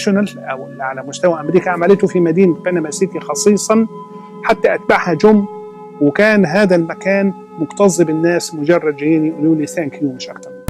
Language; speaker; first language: Arabic; native; Arabic